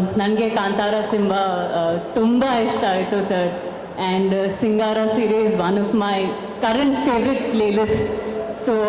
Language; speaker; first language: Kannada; non-native, learner; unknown